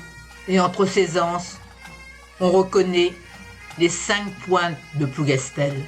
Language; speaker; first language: French; native; French